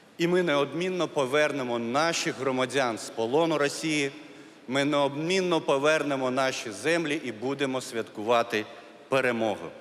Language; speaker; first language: Ukrainian; non-native, local second language; Crimean Tatar